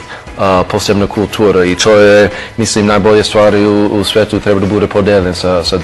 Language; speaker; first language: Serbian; non-native, fluent; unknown